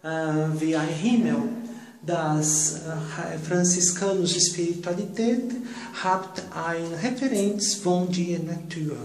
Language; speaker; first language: German; non-native, learner; Portuguese